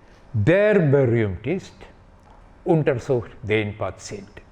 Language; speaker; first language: German; non-native, fluent; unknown